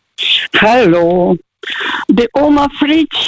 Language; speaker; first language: German; early bilingual, heritage; Russian